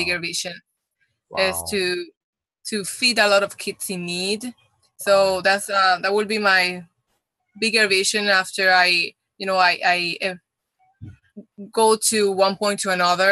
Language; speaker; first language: English; non-native, fluent; Spanish